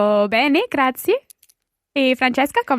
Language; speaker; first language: Italian; non-native, learner; English